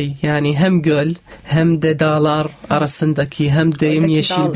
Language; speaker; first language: Turkish; non-native, learner; Arabic